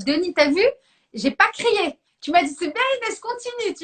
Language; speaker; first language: French; native; French